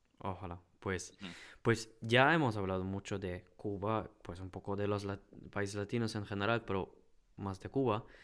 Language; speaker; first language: Spanish; non-native, fluent; German